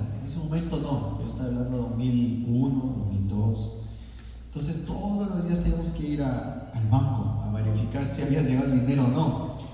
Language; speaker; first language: Spanish; early bilingual, other home language; Korean